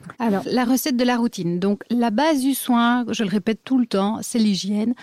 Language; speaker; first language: French; native; French